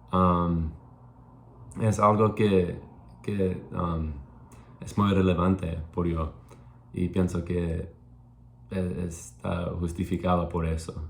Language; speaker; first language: Spanish; non-native, learner; English